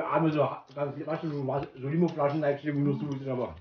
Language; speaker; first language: German; native; German